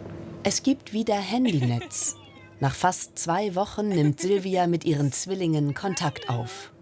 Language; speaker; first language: German; native; German